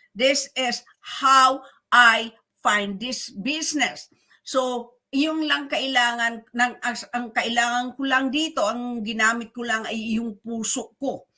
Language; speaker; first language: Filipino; non-native, local second language; Bikol